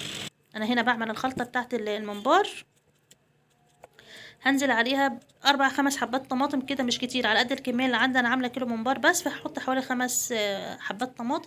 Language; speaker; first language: Arabic; native; Arabic